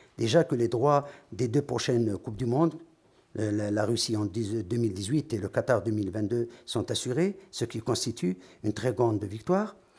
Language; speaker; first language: French; non-native, local second language; Arabic